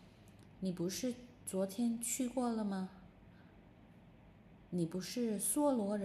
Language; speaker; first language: Chinese; non-native, fluent; Indonesian